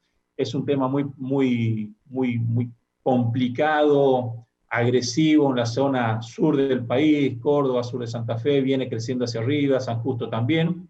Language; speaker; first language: Spanish; native; Spanish